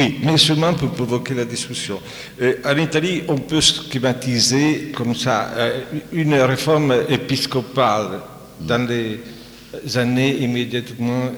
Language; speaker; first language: French; non-native, fluent; Italian